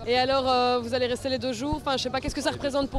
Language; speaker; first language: French; native; French